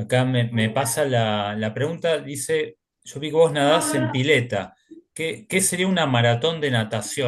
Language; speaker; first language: Spanish; native; Spanish